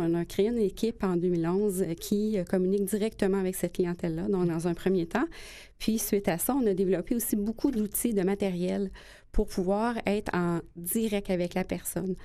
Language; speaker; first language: French; native; French